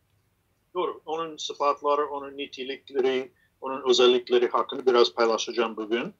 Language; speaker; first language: Turkish; non-native, fluent; English